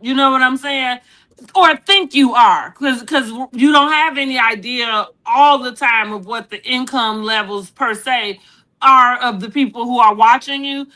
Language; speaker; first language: English; native; English